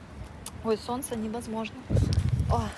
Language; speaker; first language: Russian; native; Russian